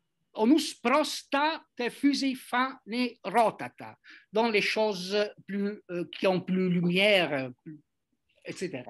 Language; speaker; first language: French; non-native, fluent; Italian